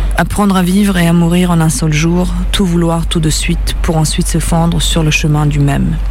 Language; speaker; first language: French; early bilingual, other home language; Serbian